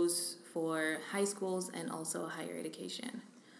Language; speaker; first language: English; non-native, fluent; French